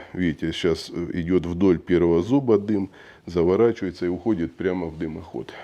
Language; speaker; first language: Russian; native; Russian